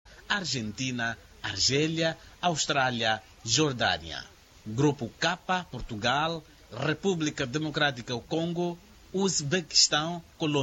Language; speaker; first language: Portuguese; non-native, local second language; Makhuwa